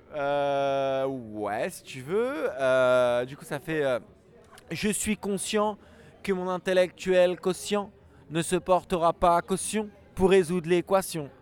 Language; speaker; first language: French; native; French